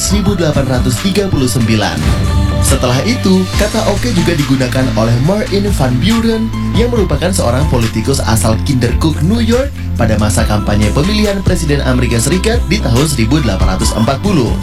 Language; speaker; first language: Indonesian; native; Indonesian